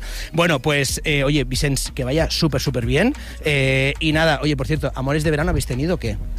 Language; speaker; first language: Spanish; native; Spanish